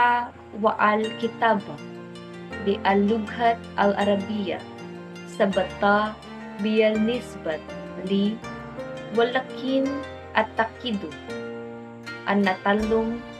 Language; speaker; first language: Arabic; non-native, learner; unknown